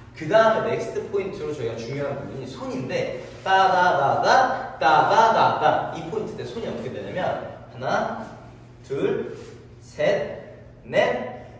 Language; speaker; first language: Korean; native; Korean